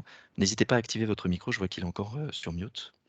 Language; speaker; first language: French; native; French